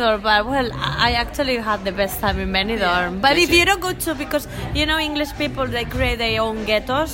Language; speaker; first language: English; non-native, fluent; Spanish